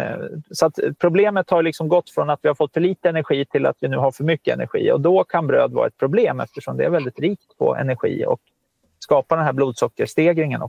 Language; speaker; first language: Swedish; native; Swedish